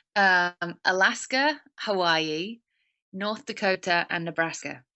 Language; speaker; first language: English; native; English